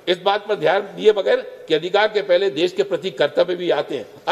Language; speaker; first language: Hindi; native; Hindi